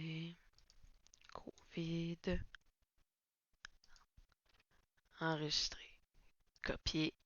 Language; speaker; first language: French; native; French